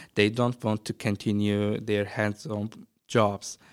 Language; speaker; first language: English; non-native, fluent; Azerbaijani